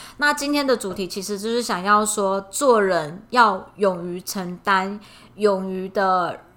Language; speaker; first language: Chinese; native; Chinese